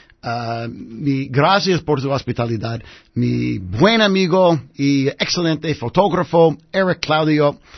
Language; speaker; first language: Spanish; non-native, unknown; English